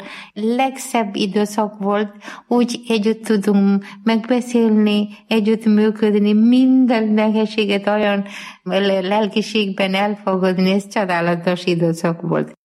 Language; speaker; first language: Hungarian; non-native, fluent; Malayalam